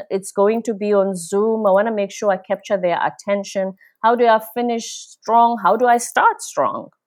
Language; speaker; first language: English; non-native, local second language; Zulu